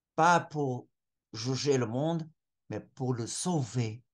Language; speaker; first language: French; non-native, fluent; Portuguese